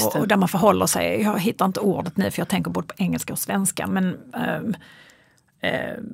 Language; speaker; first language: Swedish; early bilingual, other home language; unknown